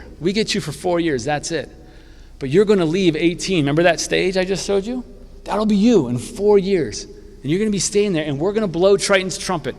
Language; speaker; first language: English; native; English